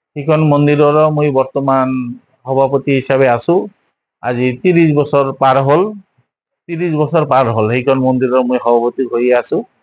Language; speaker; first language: Assamese; non-native, local second language; Bangla